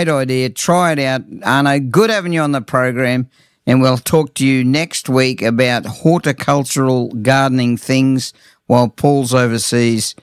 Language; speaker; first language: English; native; English